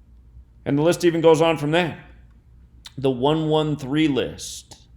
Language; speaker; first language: English; native; English